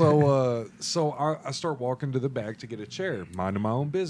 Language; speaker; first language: English; native; English